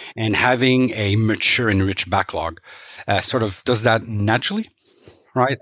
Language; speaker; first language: English; non-native, fluent; French